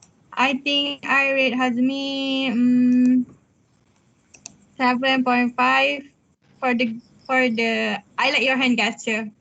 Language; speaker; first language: English; non-native, local second language; Malay